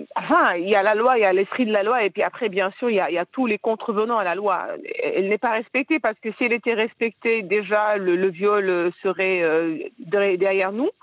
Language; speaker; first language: French; non-native, local second language; Wolof